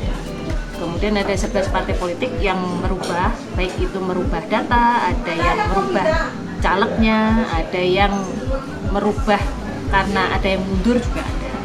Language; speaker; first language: Indonesian; native; Indonesian